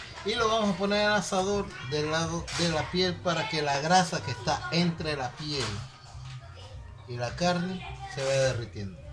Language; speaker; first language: Spanish; native; Spanish